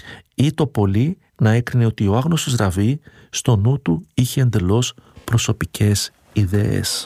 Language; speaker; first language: Greek; native; Greek